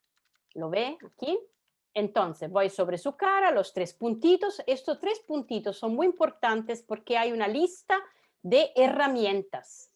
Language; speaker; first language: Spanish; non-native, fluent; Italian